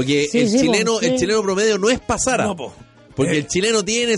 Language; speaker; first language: Spanish; native; Spanish